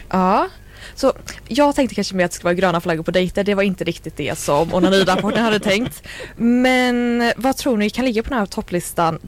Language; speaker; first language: Swedish; native; Swedish